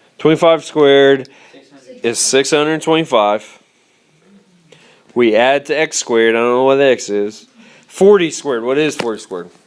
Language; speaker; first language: English; native; English